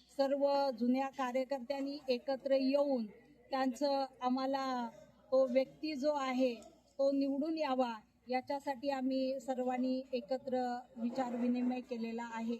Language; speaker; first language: Marathi; native; Marathi